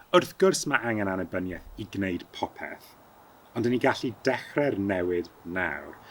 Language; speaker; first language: Welsh; early bilingual, heritage; Welsh